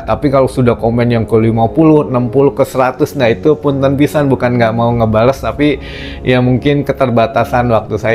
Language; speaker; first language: Indonesian; native; Indonesian